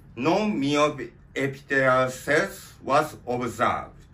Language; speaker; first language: English; non-native, learner; Japanese